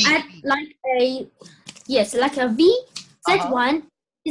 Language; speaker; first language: English; non-native, learner; Chinese